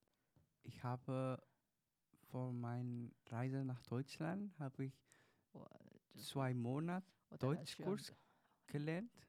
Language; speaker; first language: German; non-native, learner; Chinese